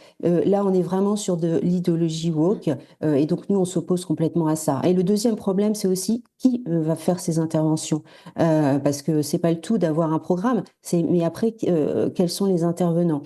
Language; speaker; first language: French; native; French